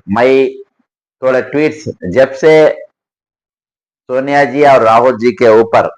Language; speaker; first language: Hindi; non-native, local second language; Telugu